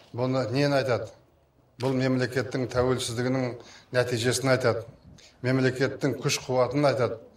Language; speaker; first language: Kazakh; native; Kazakh